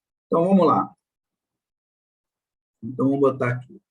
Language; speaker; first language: Portuguese; native; Portuguese